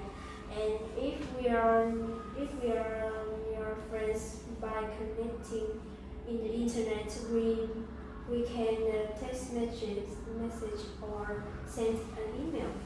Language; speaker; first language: English; non-native, learner; Vietnamese